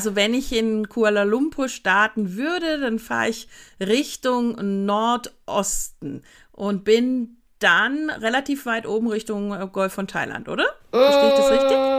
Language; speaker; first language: German; native; German